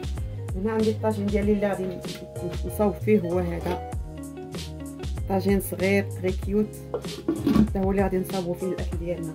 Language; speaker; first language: Arabic; native; Arabic